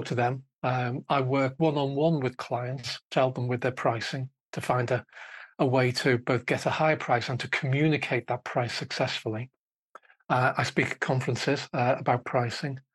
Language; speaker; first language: English; native; English